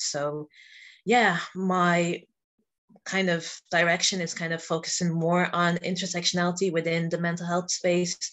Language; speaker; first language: English; native; English